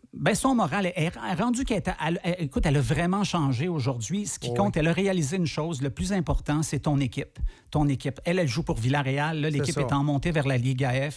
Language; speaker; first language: French; native; French